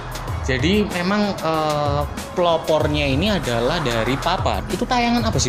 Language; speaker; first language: Indonesian; native; Indonesian